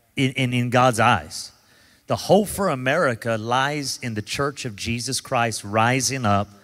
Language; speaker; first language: English; native; English